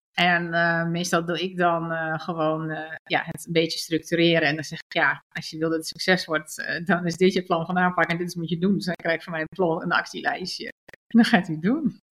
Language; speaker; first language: Dutch; early bilingual, other home language; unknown